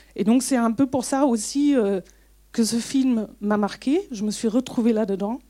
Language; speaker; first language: French; non-native, fluent; German